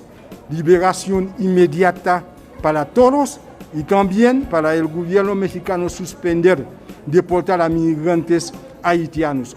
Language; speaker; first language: Spanish; non-native, fluent; Haitian Creole